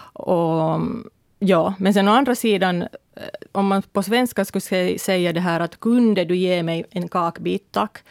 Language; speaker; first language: Swedish; early bilingual, other home language; Russian